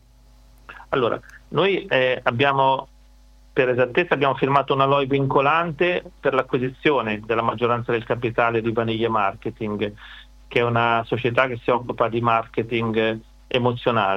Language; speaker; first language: Italian; native; Italian